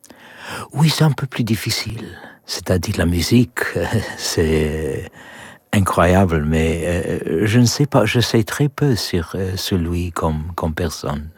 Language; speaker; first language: French; non-native, learner; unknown